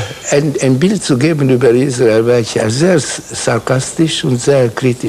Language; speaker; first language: German; non-native, fluent; Hungarian